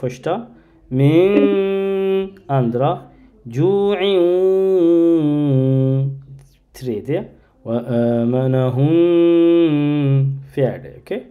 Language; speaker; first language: Swedish; non-native, learner; Arabic